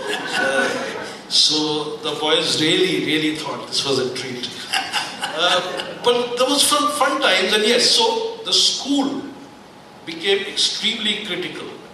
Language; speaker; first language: English; non-native, local second language; Hindi